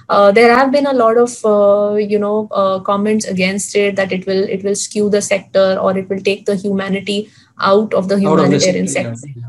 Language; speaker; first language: English; non-native, local second language; Hindi